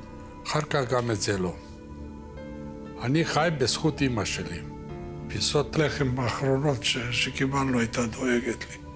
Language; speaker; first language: Hebrew; non-native, fluent; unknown